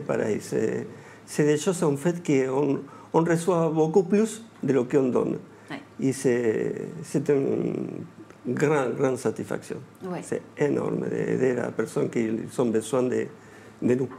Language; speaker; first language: French; non-native, fluent; Spanish